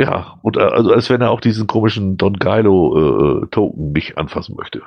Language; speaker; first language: German; native; German